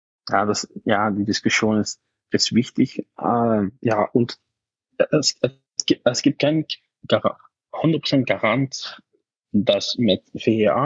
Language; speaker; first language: German; non-native, fluent; Dutch